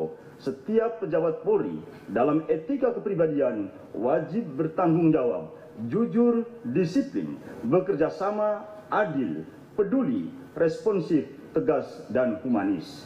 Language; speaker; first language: Indonesian; native; Indonesian